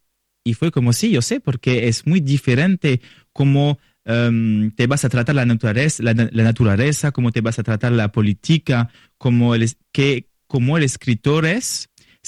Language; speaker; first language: Spanish; non-native, learner; French